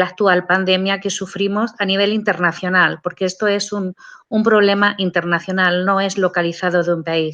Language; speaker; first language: Spanish; native; Spanish